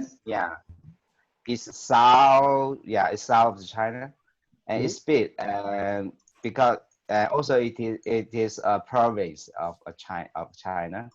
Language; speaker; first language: English; non-native, fluent; Chinese